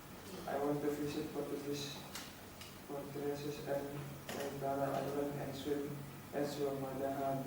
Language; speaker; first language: English; non-native, learner; Indonesian